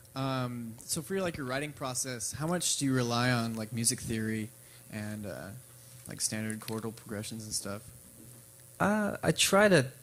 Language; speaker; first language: English; native; English